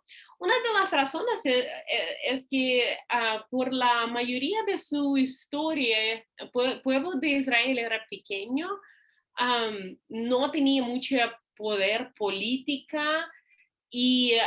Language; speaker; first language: Spanish; non-native, fluent; English